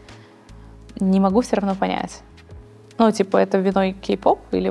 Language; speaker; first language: Russian; native; Russian